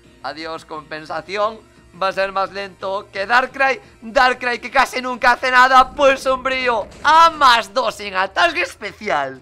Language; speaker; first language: Spanish; native; Spanish